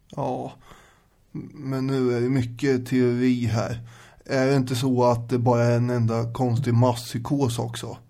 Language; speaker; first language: Swedish; native; Swedish